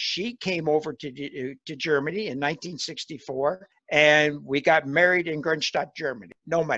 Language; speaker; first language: English; native; English